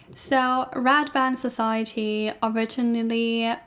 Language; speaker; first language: English; non-native, fluent; German